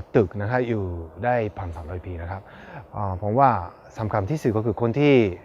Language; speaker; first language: Thai; non-native, fluent; Japanese